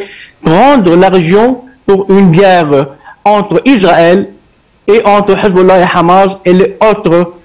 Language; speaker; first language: French; non-native, fluent; Arabic